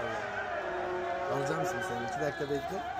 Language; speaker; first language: Turkish; native; Turkish